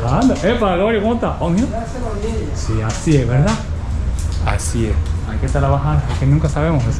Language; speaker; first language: Spanish; non-native, learner; Japanese